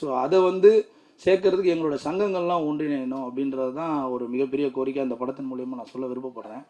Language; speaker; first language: Tamil; native; Tamil